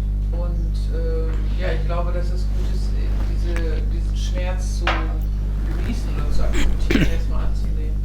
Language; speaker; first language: German; native; German